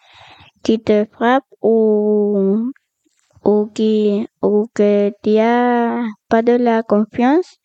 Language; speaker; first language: French; non-native, learner; Spanish